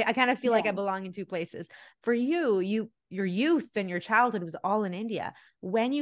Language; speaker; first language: English; early bilingual, other home language; Tamil